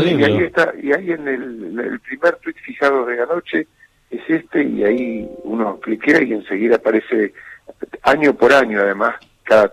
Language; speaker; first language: Spanish; native; Spanish